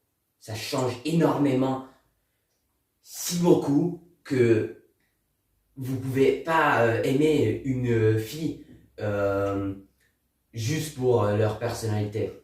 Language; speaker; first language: French; non-native, learner; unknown